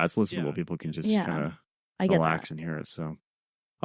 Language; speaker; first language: English; native; English